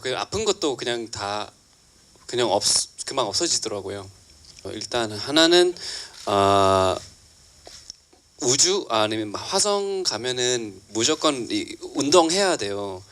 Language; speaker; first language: Korean; non-native, fluent; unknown